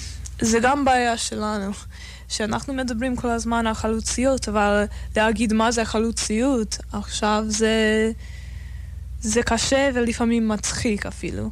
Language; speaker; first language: Hebrew; non-native, fluent; English